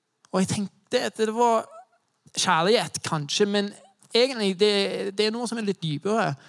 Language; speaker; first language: Norwegian; non-native, fluent; English